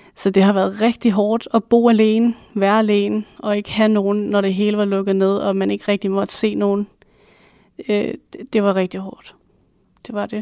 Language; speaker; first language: Danish; native; Danish